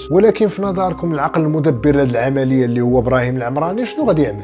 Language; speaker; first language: Arabic; native; Arabic